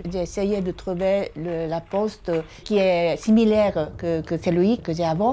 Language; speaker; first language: French; non-native, fluent; Japanese